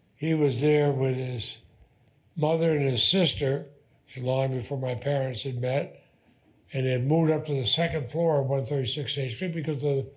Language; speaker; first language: English; native; English